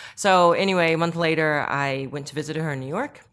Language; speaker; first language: English; early bilingual, other home language; Korean